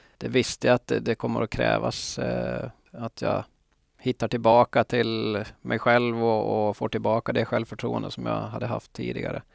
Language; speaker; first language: Swedish; native; Swedish